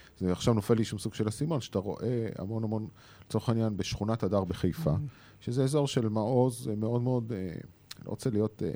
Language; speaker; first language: Hebrew; native; Hebrew